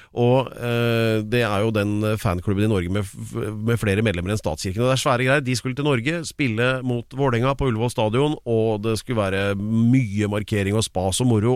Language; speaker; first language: Norwegian; native; Norwegian